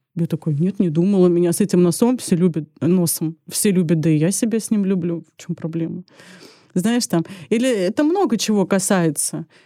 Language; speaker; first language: Russian; early bilingual, other home language; Armenian